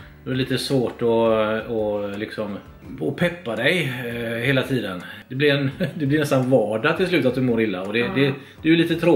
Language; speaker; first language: Swedish; native; Swedish